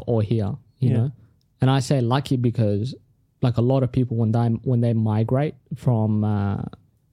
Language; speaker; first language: English; non-native, local second language; Tigrinya